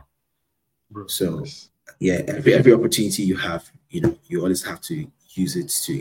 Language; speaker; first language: English; non-native, local second language; Yoruba